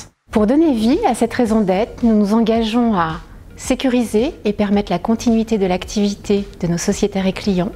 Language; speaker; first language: French; native; French